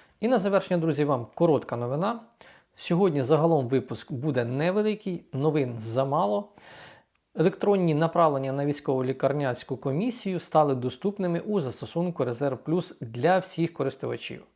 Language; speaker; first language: Ukrainian; native; Ukrainian